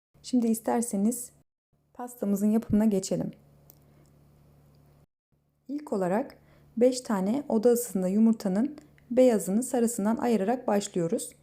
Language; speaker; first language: Turkish; native; Turkish